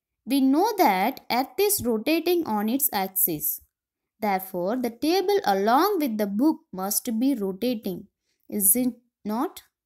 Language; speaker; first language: English; non-native, local second language; Tamil